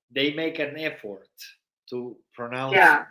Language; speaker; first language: English; non-native, fluent; Spanish